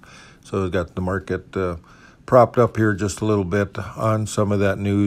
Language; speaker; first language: English; native; English